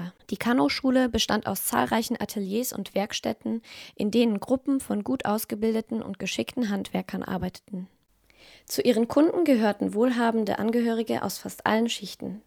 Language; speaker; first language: German; native; German